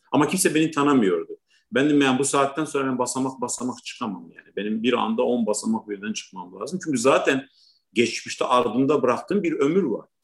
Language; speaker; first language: Turkish; non-native, local second language; Kurdish